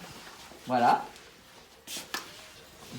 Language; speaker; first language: French; native; French